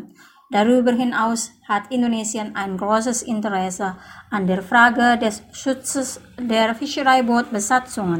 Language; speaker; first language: German; non-native, fluent; Indonesian